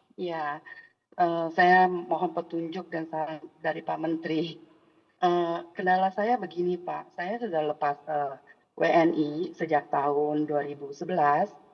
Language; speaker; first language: Indonesian; native; Indonesian